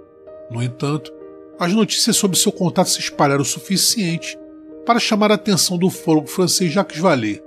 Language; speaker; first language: Portuguese; native; Portuguese